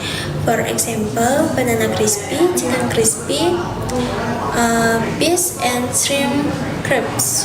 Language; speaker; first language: English; non-native, learner; Indonesian